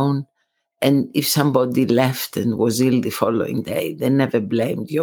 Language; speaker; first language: English; non-native, fluent; Greek